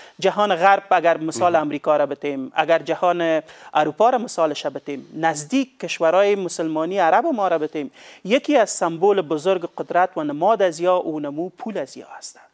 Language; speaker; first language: Persian; native; Persian